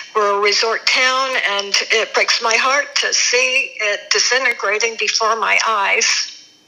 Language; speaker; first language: English; native; English